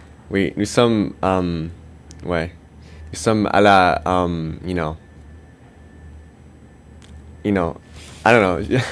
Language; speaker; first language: English; native; English